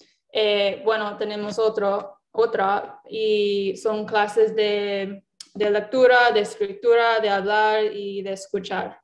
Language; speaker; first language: Spanish; non-native, fluent; English